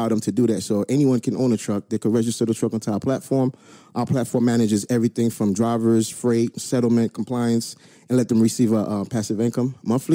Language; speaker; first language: English; non-native, fluent; Haitian Creole